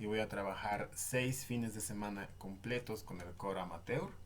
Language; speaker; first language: Spanish; non-native, local second language; French